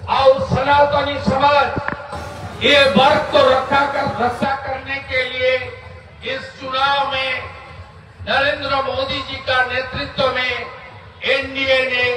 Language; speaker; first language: Hindi; non-native, local second language; Bangla